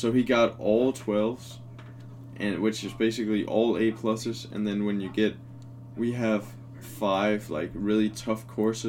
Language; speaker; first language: English; non-native, fluent; Danish